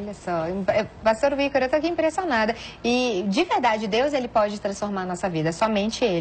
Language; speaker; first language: Portuguese; native; Portuguese